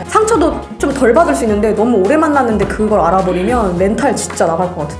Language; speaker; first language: Korean; native; Korean